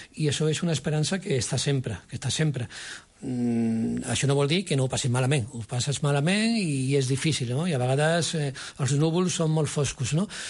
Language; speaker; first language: Catalan; non-native, local second language; Spanish